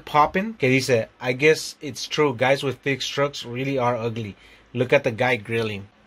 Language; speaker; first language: English; early bilingual, other home language; Spanish